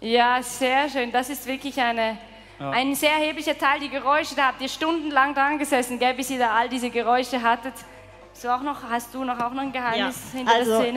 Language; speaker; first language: German; native; German